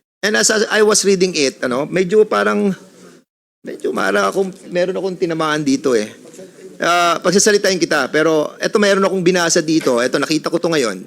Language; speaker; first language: Filipino; native; Filipino